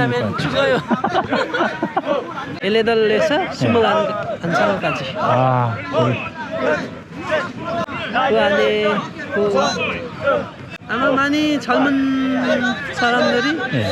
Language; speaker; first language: Korean; non-native, learner; Nepali